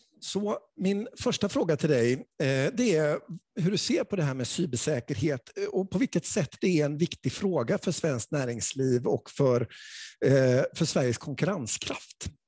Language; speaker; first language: Swedish; native; Swedish